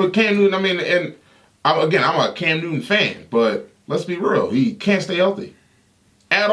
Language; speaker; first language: English; native; English